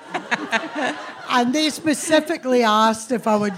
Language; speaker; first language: English; native; English